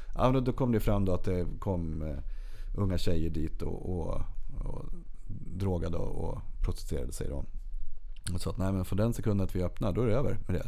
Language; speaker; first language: Swedish; native; Swedish